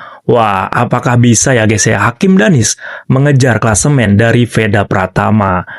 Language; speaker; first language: Indonesian; native; Indonesian